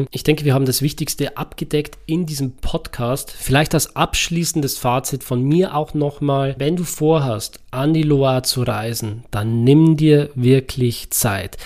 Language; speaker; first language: German; native; German